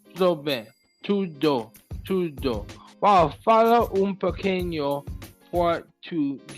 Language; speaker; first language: Portuguese; non-native, learner; English